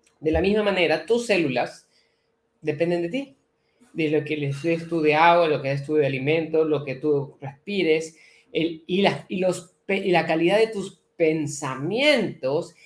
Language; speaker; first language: Spanish; native; Spanish